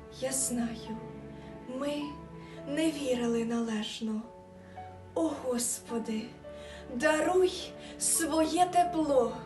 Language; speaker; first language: Ukrainian; native; Ukrainian